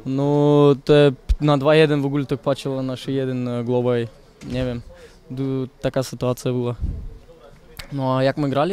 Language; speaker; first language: Polish; non-native, learner; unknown